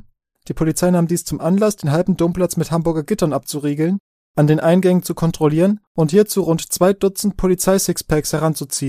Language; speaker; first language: German; native; German